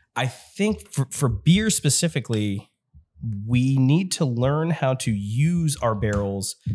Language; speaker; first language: English; native; English